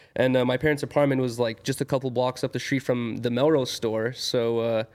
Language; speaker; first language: English; native; English